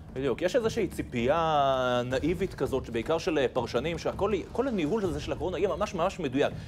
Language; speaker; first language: Hebrew; native; Hebrew